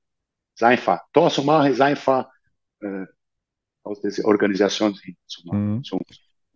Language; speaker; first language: German; non-native, learner; Portuguese